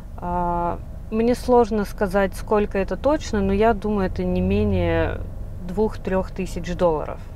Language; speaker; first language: Russian; native; Russian